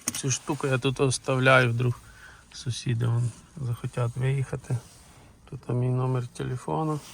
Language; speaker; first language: Ukrainian; native; Ukrainian